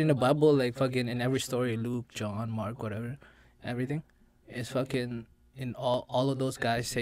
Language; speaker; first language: English; non-native, local second language; Iloko